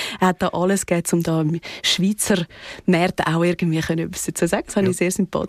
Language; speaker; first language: German; native; German